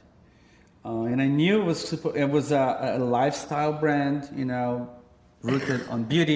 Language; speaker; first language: English; non-native, fluent; Portuguese